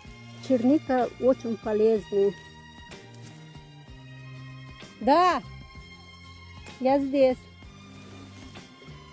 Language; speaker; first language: Russian; non-native, fluent; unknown